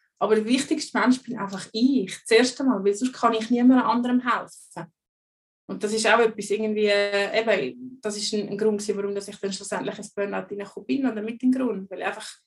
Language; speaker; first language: German; native; German